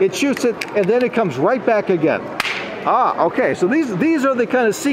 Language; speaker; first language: English; native; English